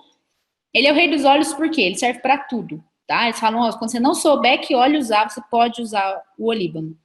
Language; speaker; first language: Portuguese; native; Portuguese